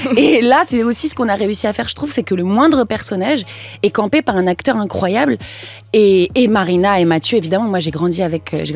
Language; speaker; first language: French; native; French